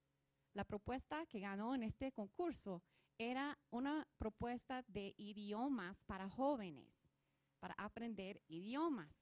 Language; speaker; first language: Spanish; non-native, fluent; English